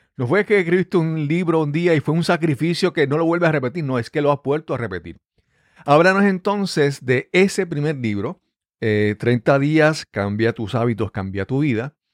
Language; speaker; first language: Spanish; native; Spanish